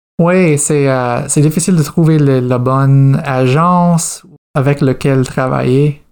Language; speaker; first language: French; non-native, fluent; English